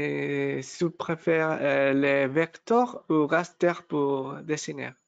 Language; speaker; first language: French; non-native, fluent; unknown